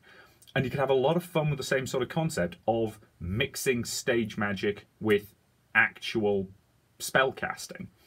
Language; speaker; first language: English; native; English